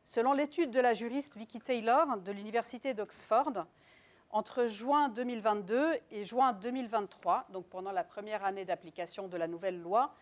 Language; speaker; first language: French; native; French